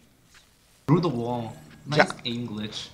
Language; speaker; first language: English; native; English